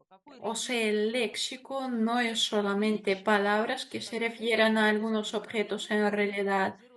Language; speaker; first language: Spanish; non-native, fluent; Russian